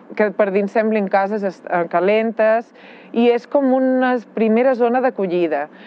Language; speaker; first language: Catalan; native; Catalan